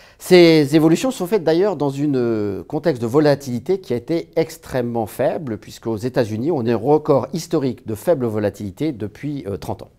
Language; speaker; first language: French; native; French